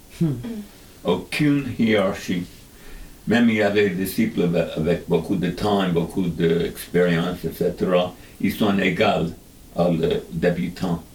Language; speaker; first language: French; non-native, fluent; English